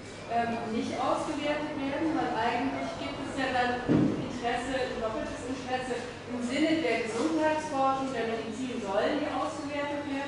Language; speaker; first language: German; native; German